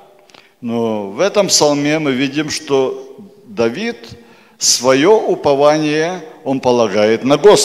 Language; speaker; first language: Polish; non-native, learner; Russian